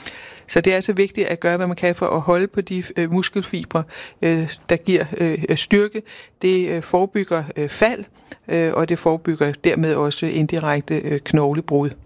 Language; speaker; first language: Danish; native; Danish